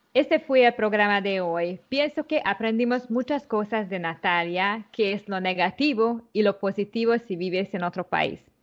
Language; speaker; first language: Spanish; non-native, learner; Hungarian